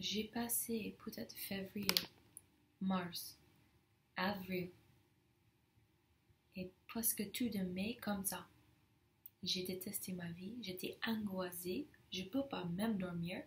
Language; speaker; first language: French; non-native, fluent; English